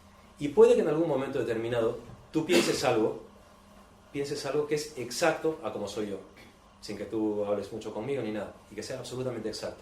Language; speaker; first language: Spanish; native; Spanish